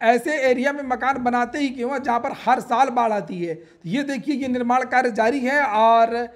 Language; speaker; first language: Hindi; native; Hindi